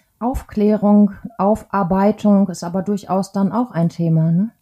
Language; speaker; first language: German; native; German